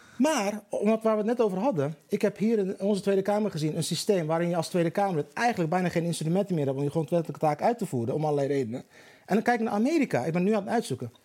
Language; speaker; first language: Dutch; early bilingual, other home language; Turkish